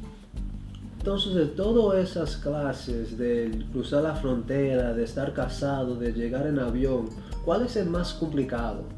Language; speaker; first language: Spanish; early bilingual, heritage; Spanish